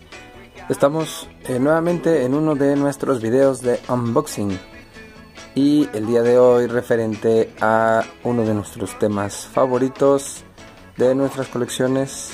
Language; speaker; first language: Spanish; native; Spanish